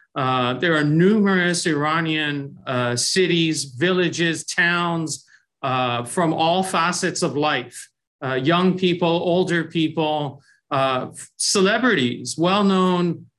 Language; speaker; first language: English; early bilingual, other home language; Persian